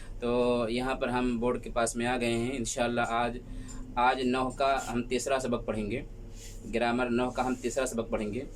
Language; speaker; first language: Urdu; native; Urdu